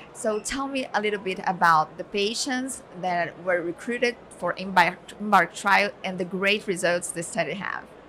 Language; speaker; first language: English; non-native, fluent; Portuguese